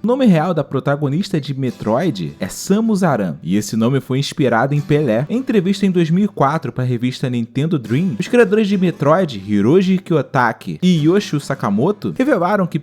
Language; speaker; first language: Portuguese; native; Portuguese